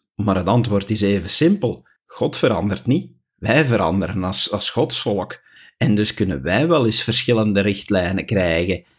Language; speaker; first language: Dutch; native; Dutch